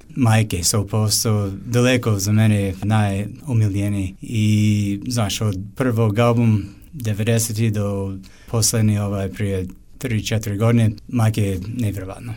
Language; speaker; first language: Bosnian; non-native, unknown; English